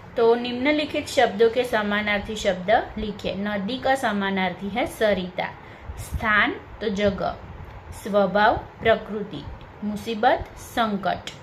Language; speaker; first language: Hindi; non-native, local second language; Gujarati